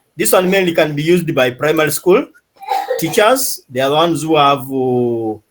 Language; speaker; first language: English; non-native, local second language; Swahili